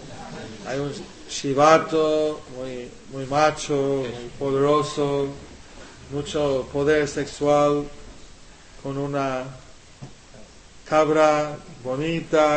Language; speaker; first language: Spanish; non-native, learner; English